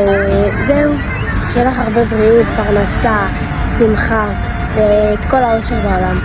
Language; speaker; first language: Hebrew; native; Hebrew